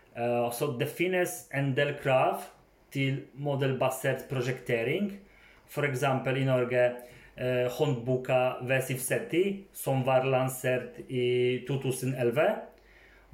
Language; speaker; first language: Swedish; non-native, fluent; Polish